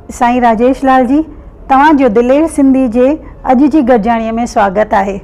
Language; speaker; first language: Sindhi; early bilingual, heritage; Sindhi